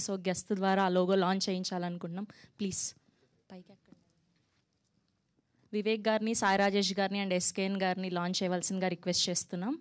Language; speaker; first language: Telugu; native; Telugu